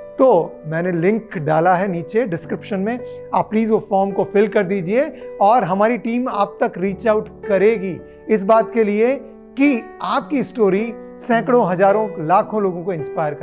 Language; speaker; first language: Hindi; native; Hindi